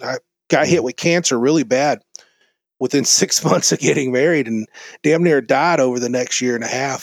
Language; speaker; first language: English; native; English